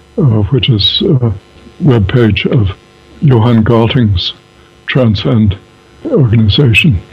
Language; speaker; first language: English; native; English